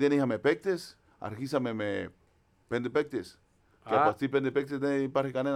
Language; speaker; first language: Greek; non-native, fluent; Spanish